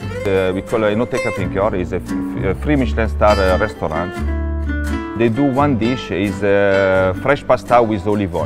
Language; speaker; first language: English; non-native, learner; Italian